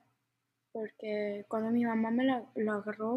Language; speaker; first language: Spanish; early bilingual, heritage; Spanish